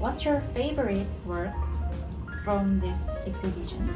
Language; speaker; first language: English; non-native, learner; Korean